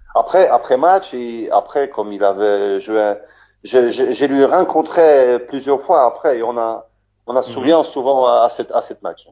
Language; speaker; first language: French; non-native, learner; Polish